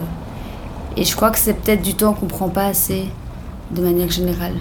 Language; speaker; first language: French; native; French